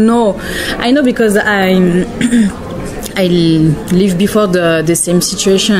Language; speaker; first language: English; non-native, learner; French